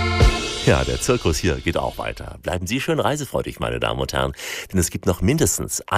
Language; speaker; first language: German; native; German